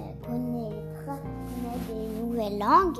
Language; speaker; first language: French; early bilingual, heritage; French